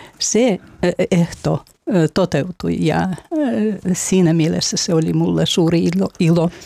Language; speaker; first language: Finnish; non-native, fluent; Russian